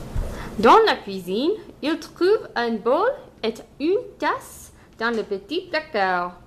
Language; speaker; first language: French; non-native, learner; English